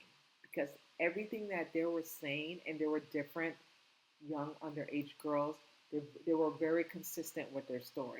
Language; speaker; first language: English; native; English